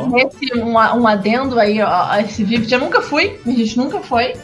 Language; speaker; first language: Portuguese; native; Portuguese